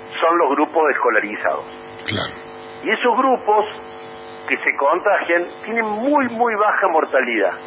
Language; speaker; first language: Spanish; native; Spanish